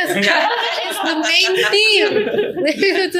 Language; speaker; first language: English; non-native, fluent; Indonesian